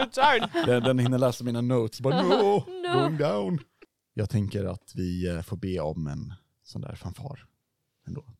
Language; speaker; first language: Swedish; native; Swedish